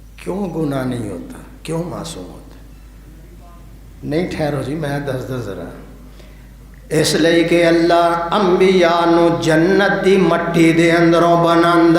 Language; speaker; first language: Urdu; non-native, local second language; Punjabi